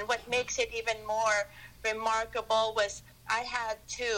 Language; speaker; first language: English; non-native, local second language; Filipino